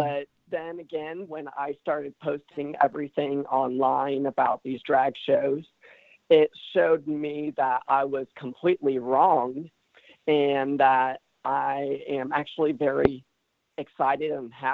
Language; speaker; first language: English; native; English